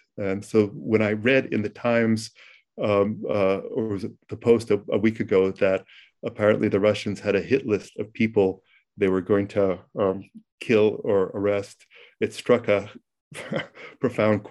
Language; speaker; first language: English; early bilingual, other home language; Ukrainian